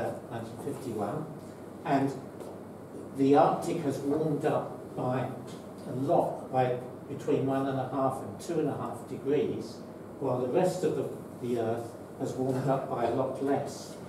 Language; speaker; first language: English; native; English